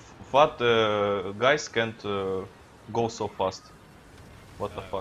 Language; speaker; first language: English; non-native, learner; Russian